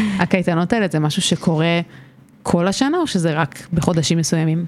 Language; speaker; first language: Hebrew; native; Hebrew